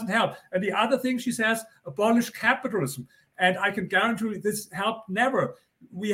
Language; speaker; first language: English; non-native, fluent; German